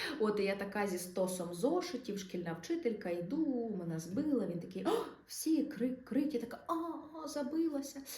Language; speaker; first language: Ukrainian; non-native, local second language; Russian